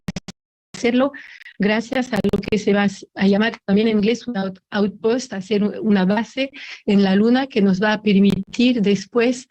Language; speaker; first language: Spanish; non-native, fluent; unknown